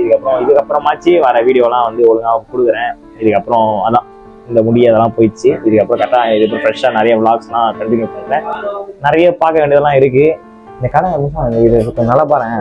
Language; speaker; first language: Tamil; native; Tamil